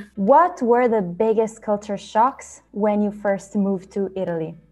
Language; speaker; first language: English; non-native, fluent; Italian